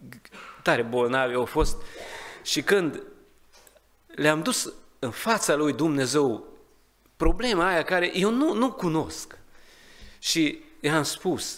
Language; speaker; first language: Romanian; non-native, learner; Hungarian